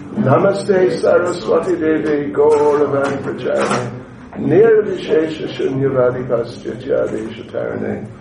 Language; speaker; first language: Russian; non-native, learner; English